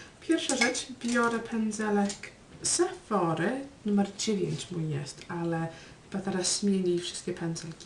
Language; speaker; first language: Polish; early bilingual, heritage; Polish